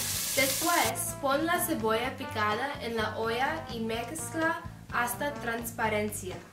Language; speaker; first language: Spanish; non-native, learner; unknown